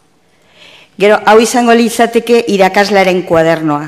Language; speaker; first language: Basque; native; Basque